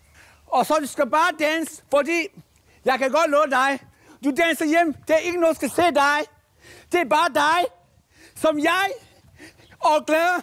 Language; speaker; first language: Danish; non-native, fluent; French